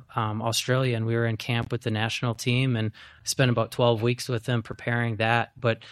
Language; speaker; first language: English; native; English